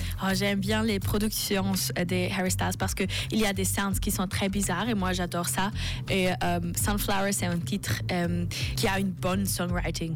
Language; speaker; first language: French; non-native, learner; German